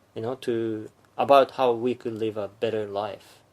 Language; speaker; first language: English; non-native, fluent; Japanese